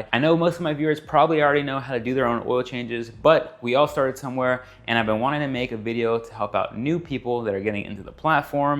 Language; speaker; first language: English; native; English